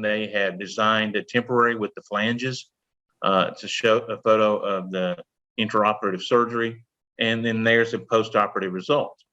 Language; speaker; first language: English; native; English